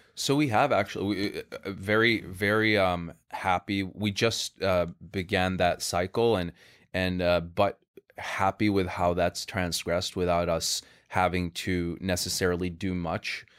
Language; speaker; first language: English; non-native, fluent; Swedish